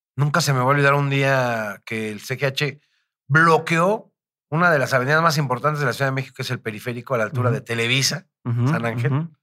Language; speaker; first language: Spanish; native; Spanish